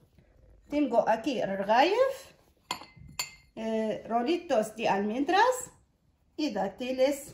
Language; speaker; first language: Spanish; non-native, learner; Arabic